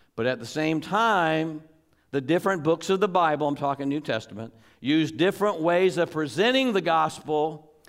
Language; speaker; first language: English; native; English